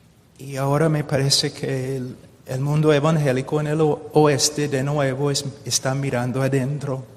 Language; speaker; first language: Spanish; non-native, fluent; English